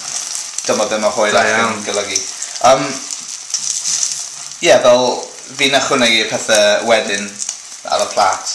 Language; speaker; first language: Welsh; non-native, local second language; English